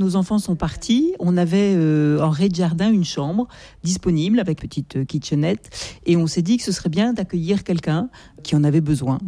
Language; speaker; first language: French; native; French